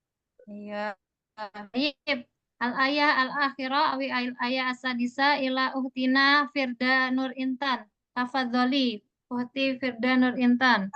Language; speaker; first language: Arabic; non-native, fluent; Indonesian